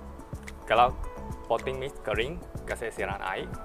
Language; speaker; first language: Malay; non-native, local second language; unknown